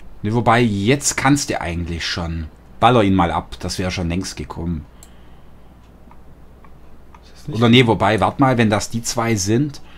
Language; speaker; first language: German; native; German